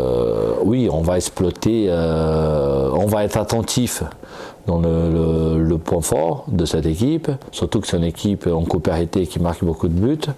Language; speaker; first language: French; non-native, fluent; Portuguese